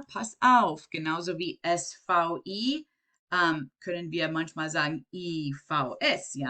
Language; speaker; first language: German; non-native, fluent; English